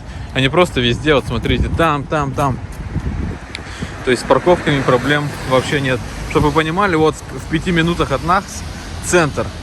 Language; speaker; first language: Russian; native; Russian